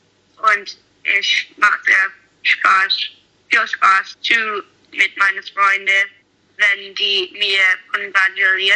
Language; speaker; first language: German; non-native, learner; English